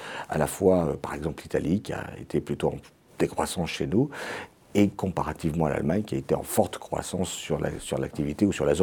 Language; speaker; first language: French; native; French